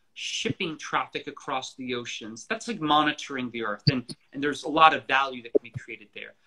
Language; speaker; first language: English; native; English